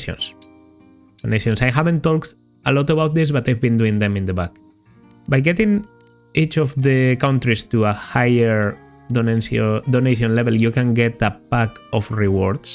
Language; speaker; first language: English; non-native, fluent; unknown